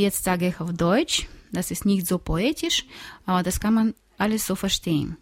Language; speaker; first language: German; non-native, learner; Russian